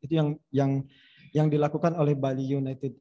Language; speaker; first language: Indonesian; native; Indonesian